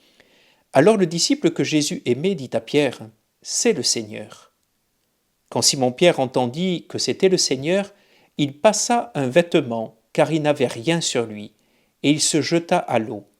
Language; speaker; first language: French; native; French